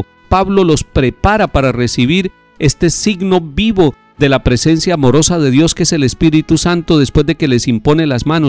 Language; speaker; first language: Spanish; native; Spanish